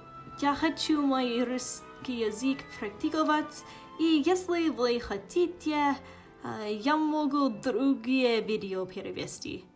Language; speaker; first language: Russian; non-native, learner; English